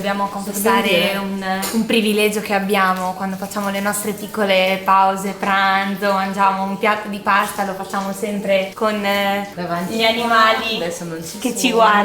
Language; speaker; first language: Italian; native; Italian